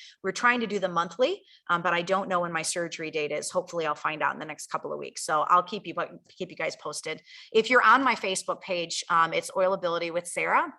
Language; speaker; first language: English; native; English